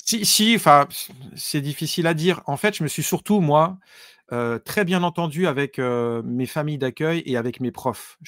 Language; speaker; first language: French; native; French